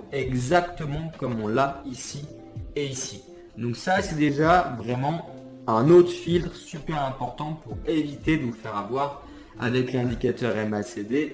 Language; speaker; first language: French; native; French